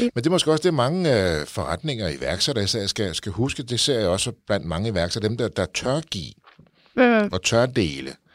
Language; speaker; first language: Danish; native; Danish